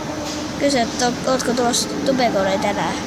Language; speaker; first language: Finnish; native; Finnish